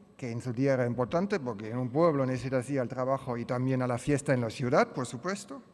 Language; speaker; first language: Spanish; early bilingual, other home language; German